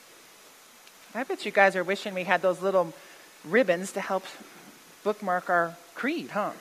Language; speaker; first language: English; native; English